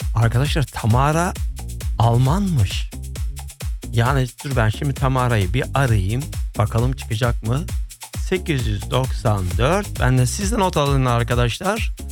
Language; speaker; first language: Turkish; early bilingual, heritage; Turkish